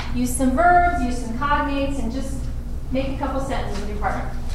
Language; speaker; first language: English; native; English